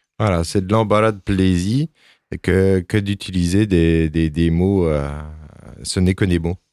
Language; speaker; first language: French; native; French